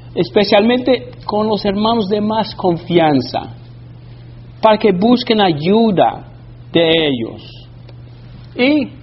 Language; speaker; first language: Spanish; non-native, fluent; English